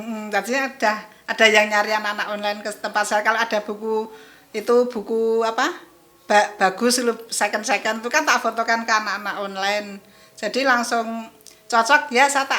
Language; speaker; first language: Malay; non-native, local second language; Javanese